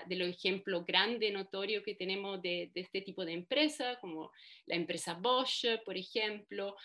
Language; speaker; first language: Spanish; non-native, fluent; Italian